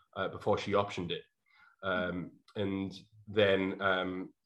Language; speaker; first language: English; native; English